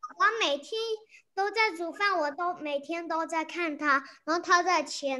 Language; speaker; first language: Chinese; early bilingual, heritage; English